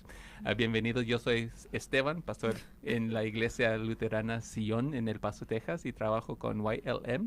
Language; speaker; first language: Spanish; non-native, fluent; English